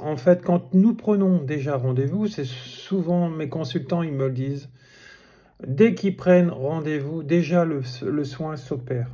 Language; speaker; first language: French; native; French